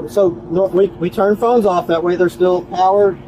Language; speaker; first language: English; native; English